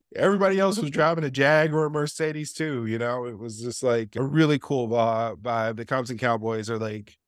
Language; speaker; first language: English; native; English